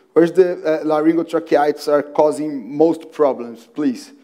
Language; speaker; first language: English; non-native, fluent; Portuguese